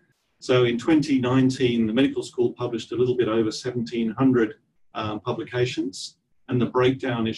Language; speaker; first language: English; native; English